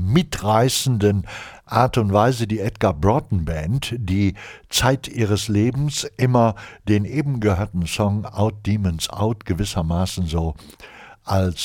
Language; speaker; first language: German; native; German